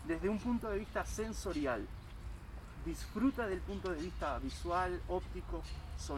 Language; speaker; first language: Spanish; native; Spanish